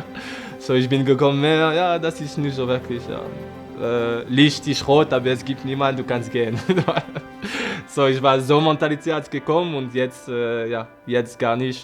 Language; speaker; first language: German; non-native, learner; French